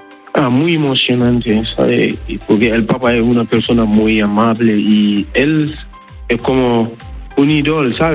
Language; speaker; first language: Spanish; non-native, learner; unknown